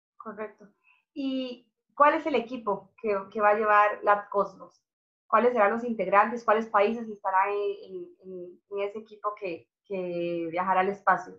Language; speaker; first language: Spanish; native; Spanish